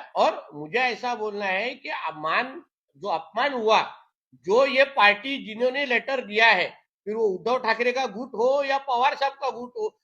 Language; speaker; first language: Hindi; non-native, local second language; Marathi